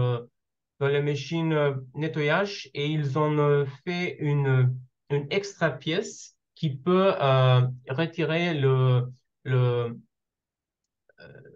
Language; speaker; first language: French; non-native, learner; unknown